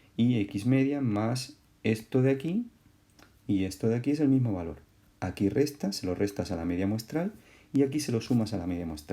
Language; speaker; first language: Spanish; native; Spanish